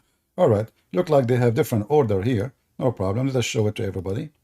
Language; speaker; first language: English; non-native, fluent; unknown